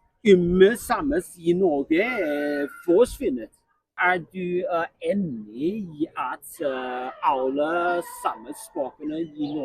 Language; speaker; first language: Norwegian; non-native, learner; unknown